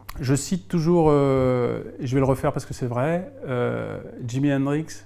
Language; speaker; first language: French; native; French